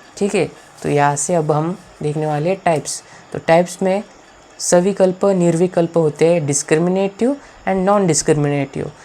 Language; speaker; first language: Hindi; non-native, local second language; Marathi